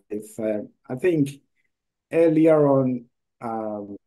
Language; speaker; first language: English; non-native, local second language; Akan